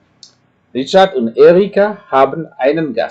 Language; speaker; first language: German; non-native, fluent; Indonesian